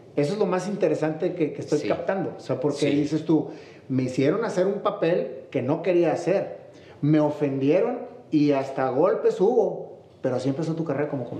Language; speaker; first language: Spanish; native; Spanish